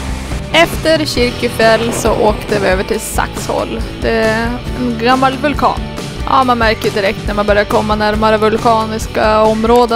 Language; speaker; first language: Swedish; native; Swedish